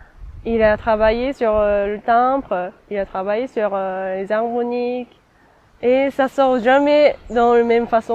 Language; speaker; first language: French; non-native, fluent; Japanese